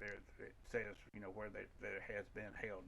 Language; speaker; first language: English; native; English